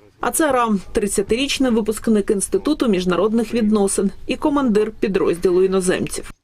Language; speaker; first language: Ukrainian; native; Ukrainian